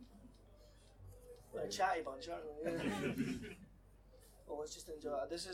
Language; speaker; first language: English; native; English